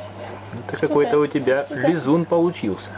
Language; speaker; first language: Russian; native; Russian